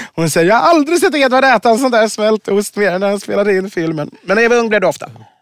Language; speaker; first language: Swedish; native; Swedish